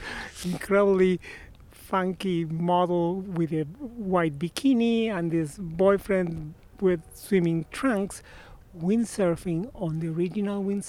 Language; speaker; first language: English; non-native, fluent; Spanish